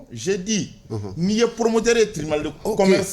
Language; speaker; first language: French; non-native, local second language; Bambara